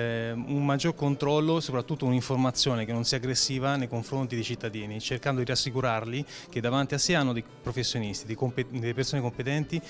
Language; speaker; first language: Italian; native; Italian